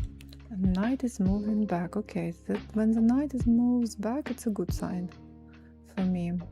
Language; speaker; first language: English; non-native, fluent; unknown